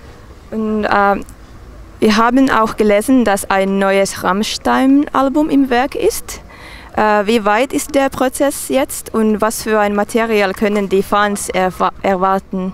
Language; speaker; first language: German; non-native, fluent; Finnish